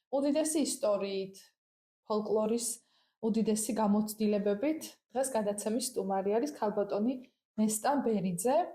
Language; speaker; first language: Georgian; native; Georgian